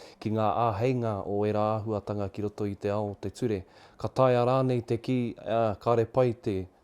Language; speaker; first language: Māori; native; Māori